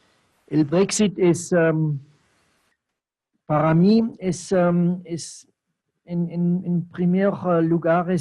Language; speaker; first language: Spanish; non-native, fluent; German